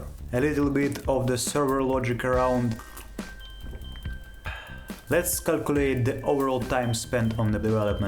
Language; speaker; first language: English; non-native, fluent; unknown